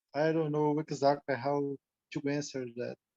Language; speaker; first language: English; non-native, learner; Portuguese